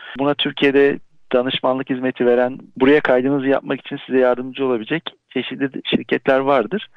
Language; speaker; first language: Turkish; native; Turkish